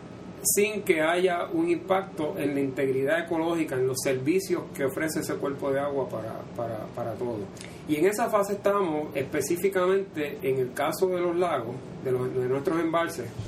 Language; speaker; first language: Spanish; native; Spanish